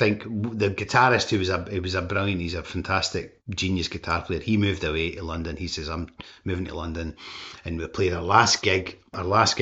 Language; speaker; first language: English; native; English